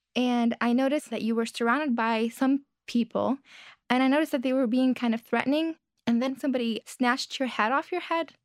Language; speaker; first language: English; early bilingual, other home language; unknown